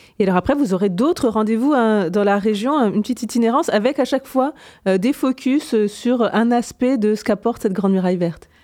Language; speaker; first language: French; native; French